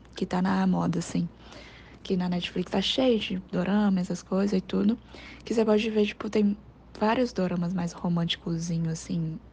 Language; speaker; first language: Portuguese; non-native, fluent; Chinese